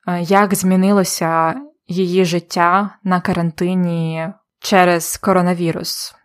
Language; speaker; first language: Ukrainian; native; Ukrainian